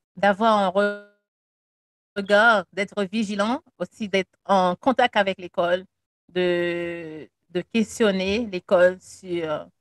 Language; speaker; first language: French; non-native, local second language; Haitian Creole